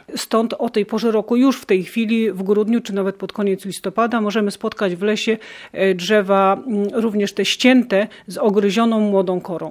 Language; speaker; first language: Polish; native; Polish